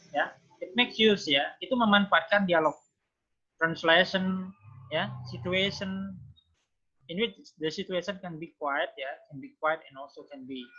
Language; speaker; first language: English; non-native, fluent; Indonesian